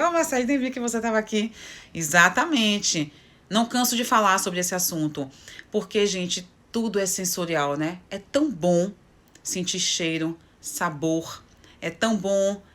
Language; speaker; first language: Portuguese; native; Portuguese